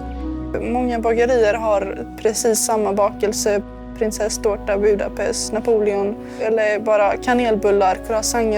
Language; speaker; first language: Swedish; early bilingual, other home language; Serbian